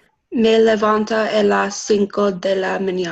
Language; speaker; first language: Spanish; non-native, learner; English